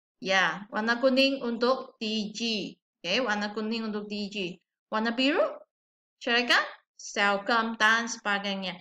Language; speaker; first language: Malay; non-native, local second language; Chinese